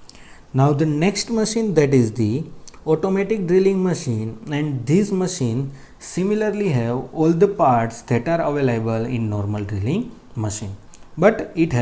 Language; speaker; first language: English; non-native, local second language; Gujarati